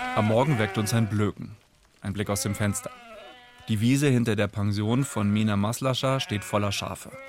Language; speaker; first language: German; native; German